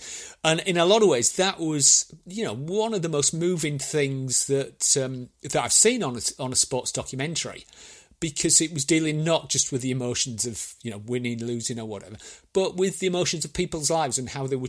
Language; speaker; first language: English; native; English